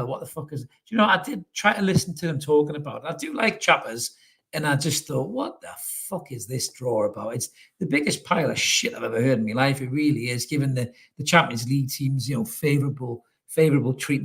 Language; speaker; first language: English; native; English